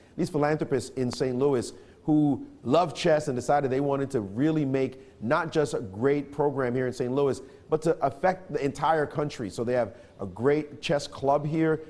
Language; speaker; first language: English; native; English